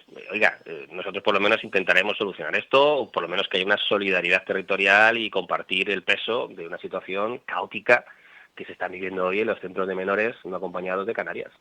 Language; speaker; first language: Spanish; native; Spanish